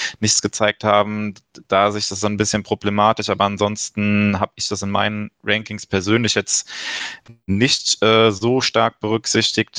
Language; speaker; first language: German; native; German